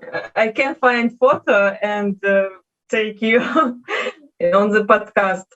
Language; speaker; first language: English; non-native, learner; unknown